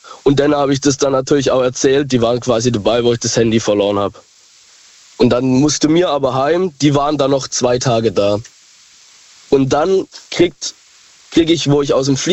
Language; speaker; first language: German; native; German